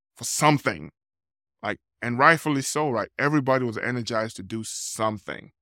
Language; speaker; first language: English; non-native, local second language; Yoruba